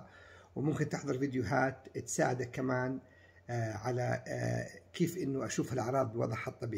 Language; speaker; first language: Arabic; native; Arabic